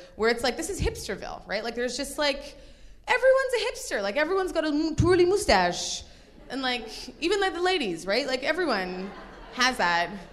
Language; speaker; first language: English; native; English